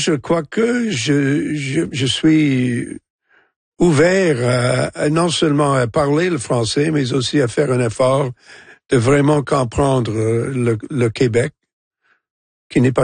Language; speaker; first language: French; non-native, local second language; English